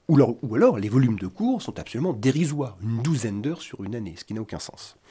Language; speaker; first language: French; native; French